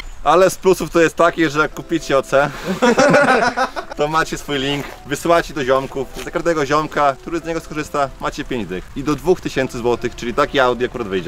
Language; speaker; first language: Polish; native; Polish